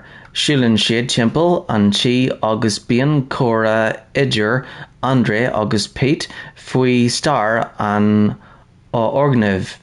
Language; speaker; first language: Irish; non-native, learner; English